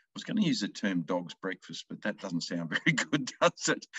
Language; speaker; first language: English; native; English